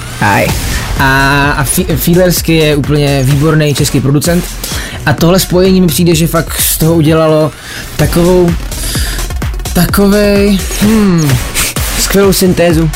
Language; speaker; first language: Czech; native; Czech